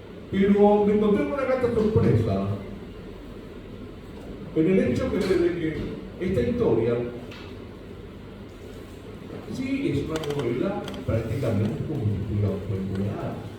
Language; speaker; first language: Spanish; native; Spanish